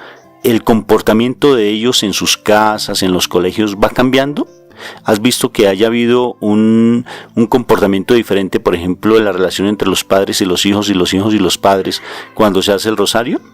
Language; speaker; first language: Spanish; native; Spanish